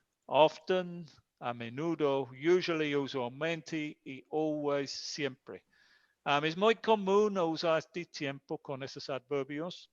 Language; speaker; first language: Spanish; non-native, fluent; English